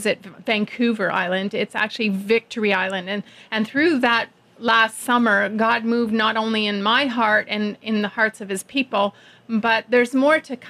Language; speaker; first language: English; native; English